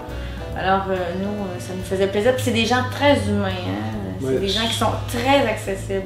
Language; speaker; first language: French; native; French